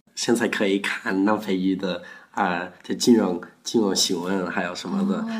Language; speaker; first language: Chinese; non-native, learner; Afrikaans